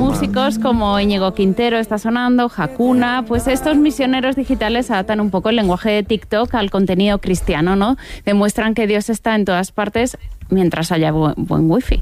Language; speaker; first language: Spanish; native; Spanish